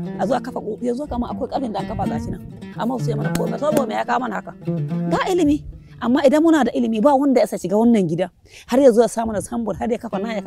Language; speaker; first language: Hausa; non-native, local second language; Fula